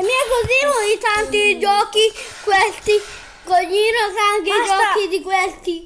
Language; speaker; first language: Italian; early bilingual, other home language; Punjabi